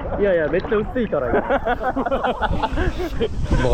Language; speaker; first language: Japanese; non-native, learner; Korean